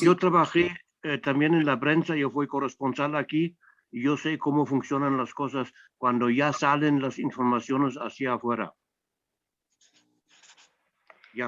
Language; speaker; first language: Spanish; non-native, fluent; German